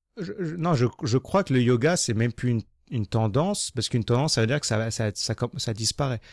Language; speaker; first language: French; native; French